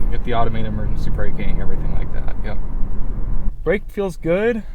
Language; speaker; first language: English; native; English